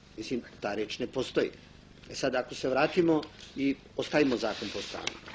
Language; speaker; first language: Bosnian; non-native, local second language; Romanian